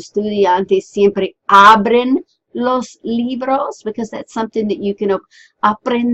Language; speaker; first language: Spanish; non-native, fluent; English